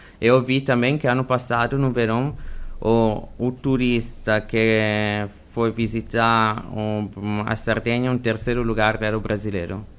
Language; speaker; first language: Portuguese; non-native, fluent; Italian